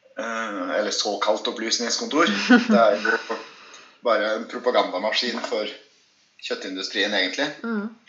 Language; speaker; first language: Norwegian; native; Norwegian